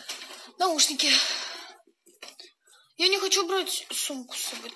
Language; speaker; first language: Russian; native; Russian